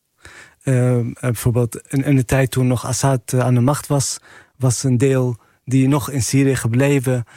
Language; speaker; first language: Dutch; non-native, fluent; Arabic